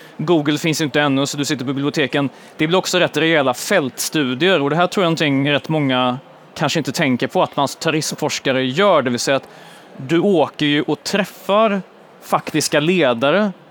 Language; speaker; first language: Swedish; native; Swedish